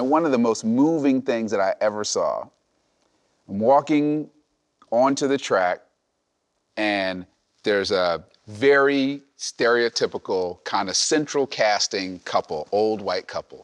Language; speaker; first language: English; native; English